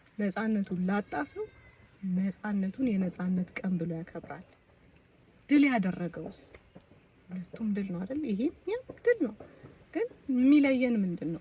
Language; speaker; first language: Amharic; native; Amharic